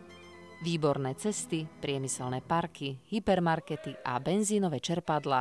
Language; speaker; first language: Slovak; native; Slovak